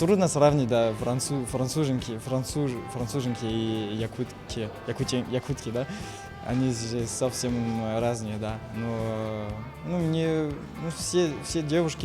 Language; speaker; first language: Russian; non-native, fluent; French